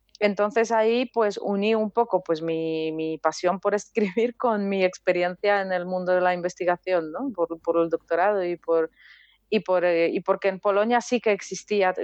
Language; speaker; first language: Spanish; non-native, fluent; Polish